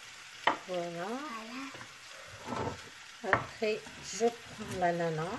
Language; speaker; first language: French; non-native, local second language; Arabic